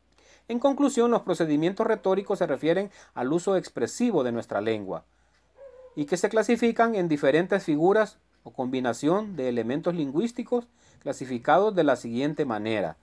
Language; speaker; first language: Spanish; native; Spanish